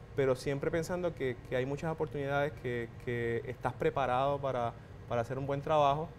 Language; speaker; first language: Spanish; native; Spanish